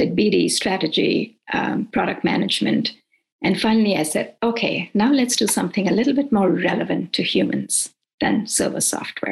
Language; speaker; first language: English; non-native, local second language; Hindi